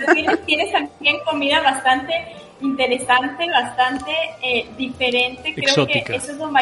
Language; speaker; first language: Spanish; native; Spanish